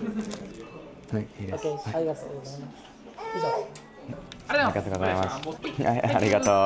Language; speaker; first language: Japanese; non-native, learner; English